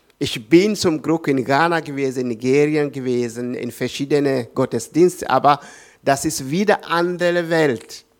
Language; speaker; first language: German; non-native, learner; Swahili